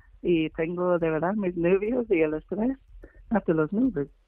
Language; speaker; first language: Spanish; non-native, fluent; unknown